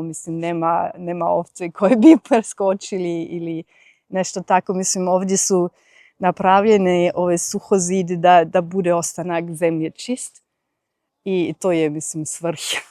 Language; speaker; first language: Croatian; non-native, fluent; German